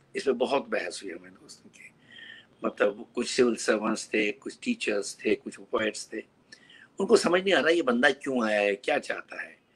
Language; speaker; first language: Hindi; native; Hindi